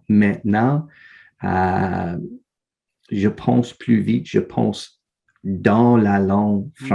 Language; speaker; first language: French; non-native, learner; English